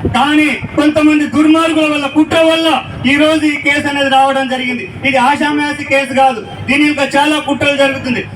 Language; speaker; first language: Telugu; non-native, local second language; Lambadi